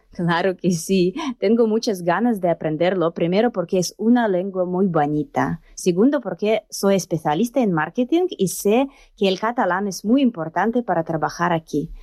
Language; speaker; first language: Spanish; non-native, learner; Russian